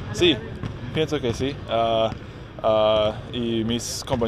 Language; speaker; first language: Spanish; non-native, learner; English